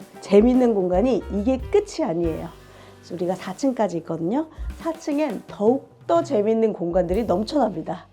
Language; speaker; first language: Korean; native; Korean